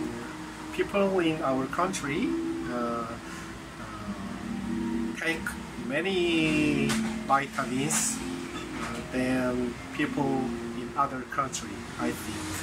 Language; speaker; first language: English; non-native, learner; Korean